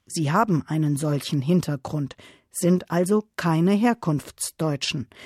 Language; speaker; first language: German; early bilingual, other home language; Spanish